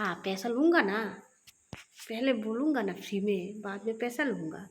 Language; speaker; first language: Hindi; non-native, local second language; Bangla